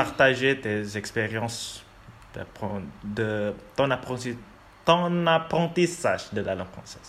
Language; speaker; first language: French; non-native, learner; Indonesian